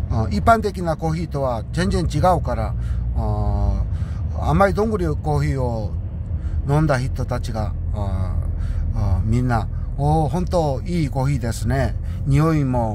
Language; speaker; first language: Japanese; non-native, learner; Korean